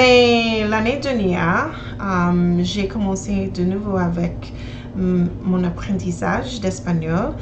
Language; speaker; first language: French; non-native, learner; English